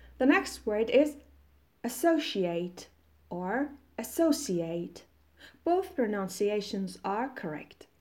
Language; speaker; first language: English; non-native, fluent; Persian